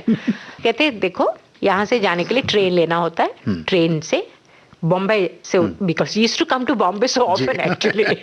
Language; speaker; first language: Hindi; non-native, local second language; Telugu